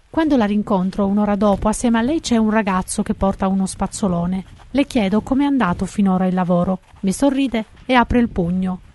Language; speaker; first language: Italian; native; Italian